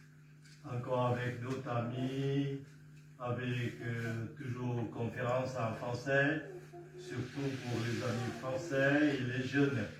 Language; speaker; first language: French; non-native, fluent; Vietnamese